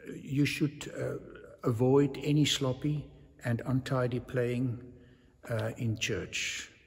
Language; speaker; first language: English; non-native, local second language; Afrikaans